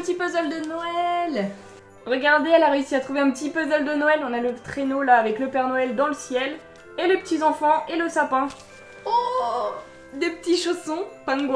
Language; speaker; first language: French; native; French